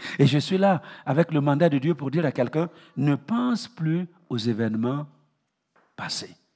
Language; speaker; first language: French; non-native, local second language; Mossi